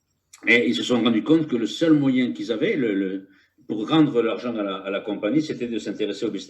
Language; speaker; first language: French; native; French